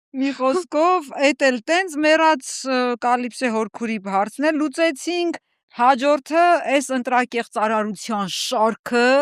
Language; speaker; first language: Armenian; native; Armenian